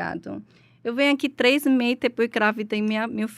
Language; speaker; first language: Portuguese; non-native, learner; Chinese